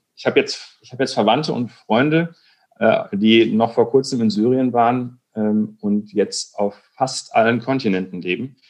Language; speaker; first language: German; native; German